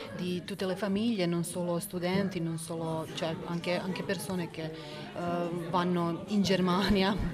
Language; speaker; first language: Italian; non-native, fluent; Bosnian